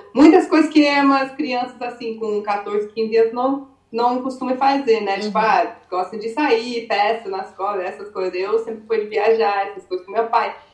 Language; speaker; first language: Portuguese; early bilingual, other home language; English